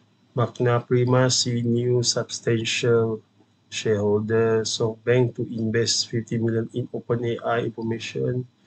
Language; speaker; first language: English; non-native, local second language; Malay